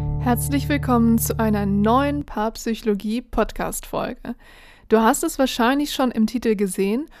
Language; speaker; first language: German; native; German